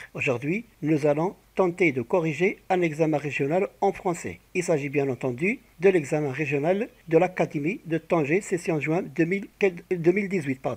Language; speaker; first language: French; non-native, local second language; Arabic